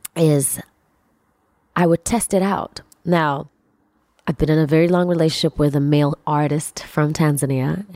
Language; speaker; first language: English; non-native, local second language; Swahili